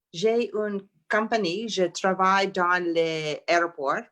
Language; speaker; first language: French; non-native, learner; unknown